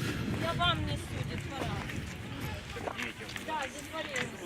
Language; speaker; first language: Russian; native; Russian